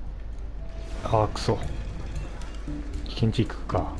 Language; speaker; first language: Japanese; native; Japanese